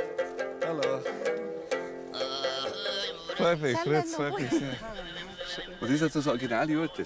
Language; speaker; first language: German; native; German